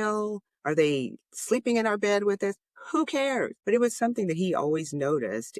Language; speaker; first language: English; native; English